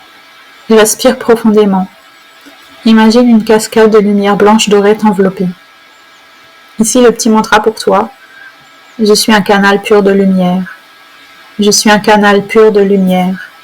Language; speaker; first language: French; native; French